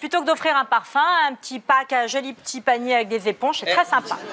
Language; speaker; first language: French; native; French